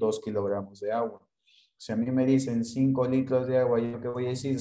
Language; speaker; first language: Spanish; native; Spanish